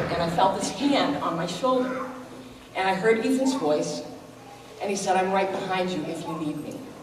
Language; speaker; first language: English; native; English